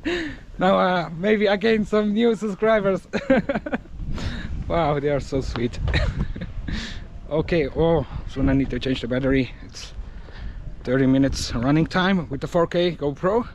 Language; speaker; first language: English; non-native, fluent; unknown